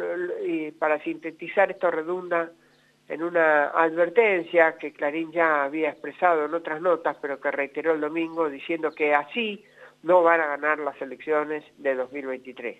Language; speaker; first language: Spanish; native; Spanish